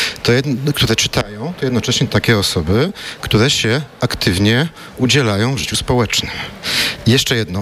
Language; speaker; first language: Polish; native; Polish